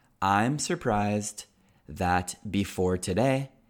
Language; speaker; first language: English; native; English